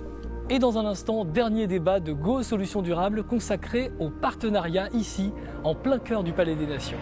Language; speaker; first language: French; native; French